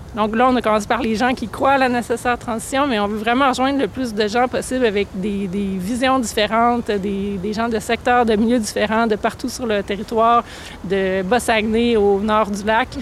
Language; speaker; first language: French; native; French